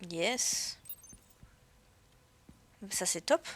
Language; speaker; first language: French; native; French